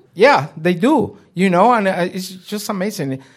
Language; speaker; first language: English; non-native, fluent; Spanish